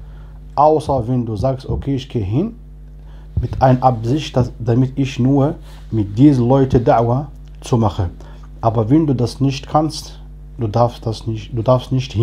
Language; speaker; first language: German; non-native, fluent; Arabic